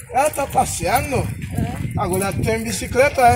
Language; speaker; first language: Portuguese; non-native, learner; Haitian Creole